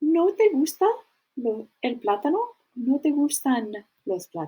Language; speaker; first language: Spanish; non-native, fluent; English